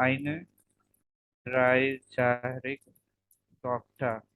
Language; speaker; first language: German; non-native, learner; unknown